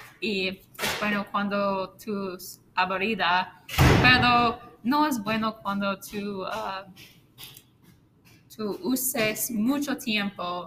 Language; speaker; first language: Spanish; non-native, learner; English